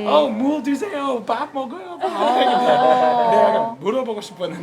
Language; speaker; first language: Korean; non-native, learner; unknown